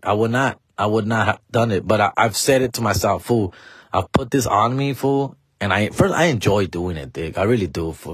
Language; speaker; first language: English; early bilingual, other home language; Spanish